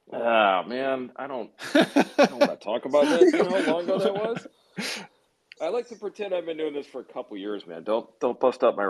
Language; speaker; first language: English; native; English